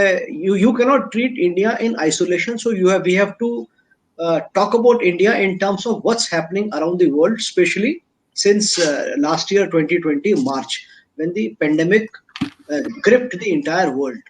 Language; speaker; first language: English; non-native, local second language; Hindi